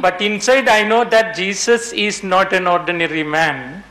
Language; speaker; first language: English; non-native, local second language; Malayalam